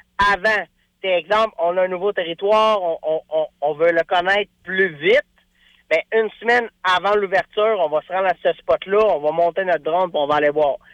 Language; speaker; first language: French; native; French